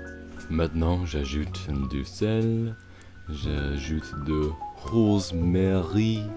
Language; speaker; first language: French; non-native, learner; English